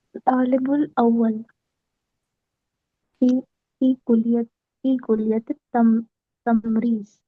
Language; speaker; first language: Arabic; non-native, learner; Urdu